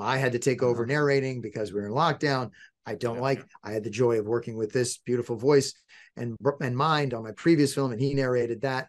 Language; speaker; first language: English; native; English